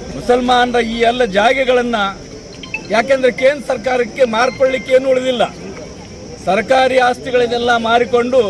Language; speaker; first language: Kannada; non-native, local second language; Urdu